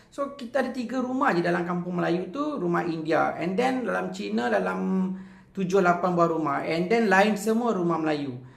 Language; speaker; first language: Malay; non-native, local second language; Tamil